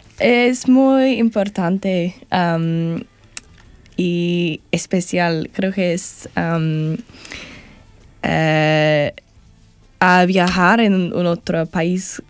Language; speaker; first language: Spanish; non-native, learner; English